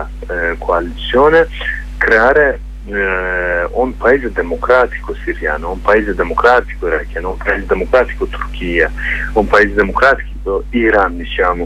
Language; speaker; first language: Italian; non-native, learner; Kurdish